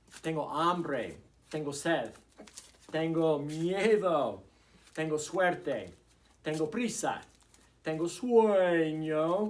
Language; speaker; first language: Spanish; non-native, fluent; English